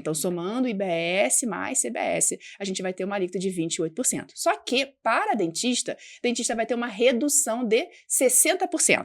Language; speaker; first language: Portuguese; native; Portuguese